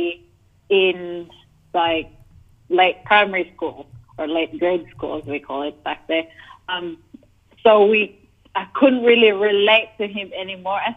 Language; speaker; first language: English; non-native, local second language; Cebuano